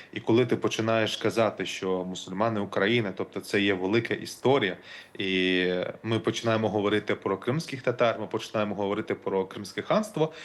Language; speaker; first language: Ukrainian; non-native, local second language; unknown